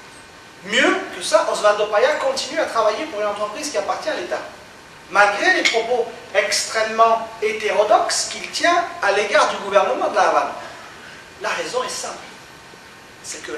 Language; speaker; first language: French; native; French